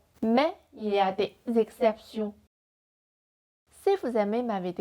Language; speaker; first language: French; non-native, fluent; Chinese